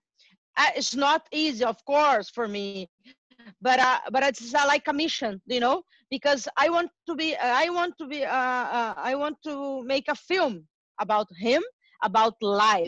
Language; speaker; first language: English; non-native, learner; Portuguese